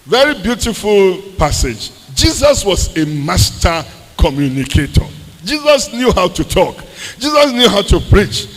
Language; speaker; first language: English; non-native, local second language; Yoruba